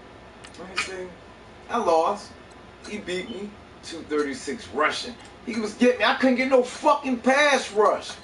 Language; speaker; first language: English; native; English